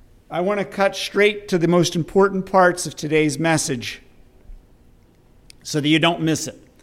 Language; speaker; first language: English; native; English